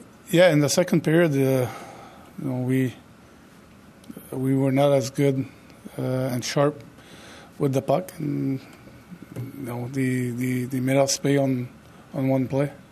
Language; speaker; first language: English; non-native, fluent; French